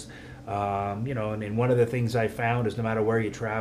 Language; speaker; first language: English; native; English